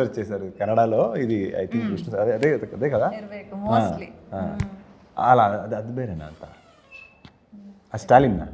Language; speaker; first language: Telugu; non-native, learner; Kannada